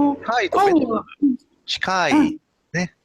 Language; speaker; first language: Japanese; non-native, fluent; English